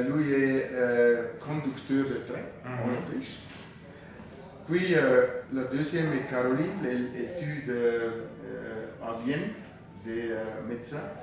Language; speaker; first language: French; non-native, fluent; German